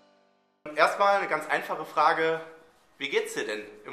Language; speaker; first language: German; native; German